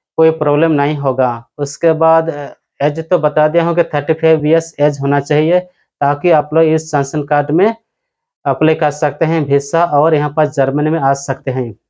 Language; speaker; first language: Hindi; non-native, local second language; Odia